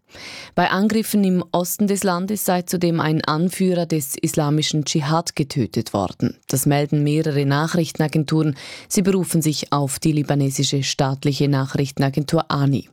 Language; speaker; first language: German; native; German